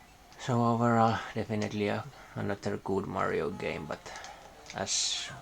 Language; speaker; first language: English; non-native, fluent; Finnish